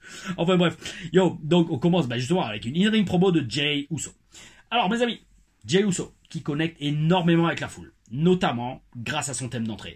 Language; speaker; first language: French; native; French